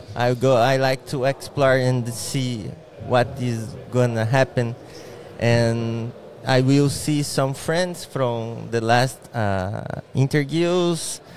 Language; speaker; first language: English; non-native, learner; Portuguese